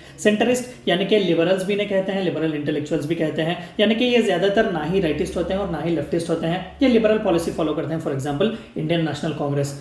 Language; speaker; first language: Hindi; native; Hindi